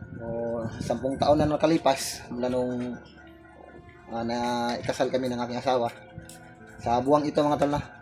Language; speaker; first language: Filipino; non-native, local second language; Cebuano